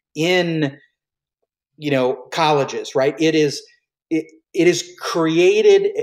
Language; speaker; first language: English; early bilingual, other home language; Hindi